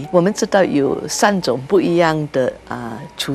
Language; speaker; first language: Chinese; early bilingual, heritage; Chinese